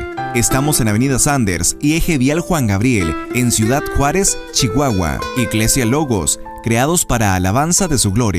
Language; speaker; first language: Spanish; native; Spanish